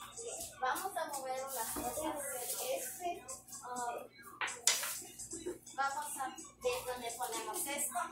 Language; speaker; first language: Spanish; early bilingual, heritage; Spanish